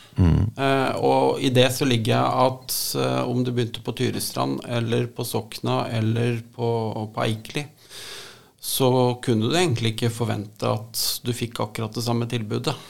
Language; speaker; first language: Norwegian; native; Norwegian